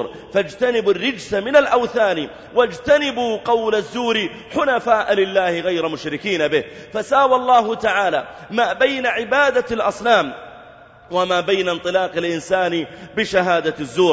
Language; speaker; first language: Arabic; native; Arabic